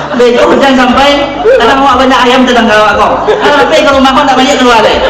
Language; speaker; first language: Malay; non-native, local second language; Minangkabau